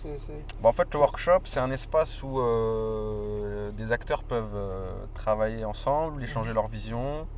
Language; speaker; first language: French; native; French